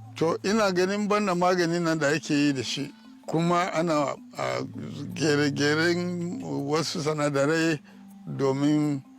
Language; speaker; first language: Hausa; non-native, local second language; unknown